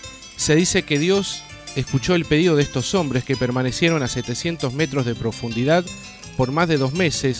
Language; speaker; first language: Spanish; native; Spanish